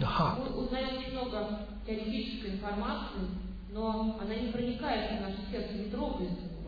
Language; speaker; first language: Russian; native; Russian